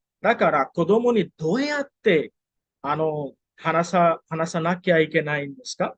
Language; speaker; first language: Japanese; non-native, fluent; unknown